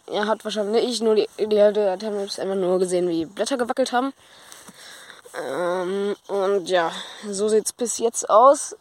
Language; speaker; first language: German; native; German